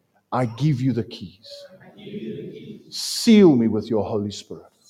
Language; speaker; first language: English; non-native, local second language; Afrikaans